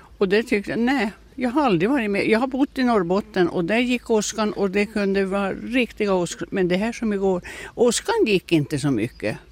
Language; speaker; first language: Swedish; native; Swedish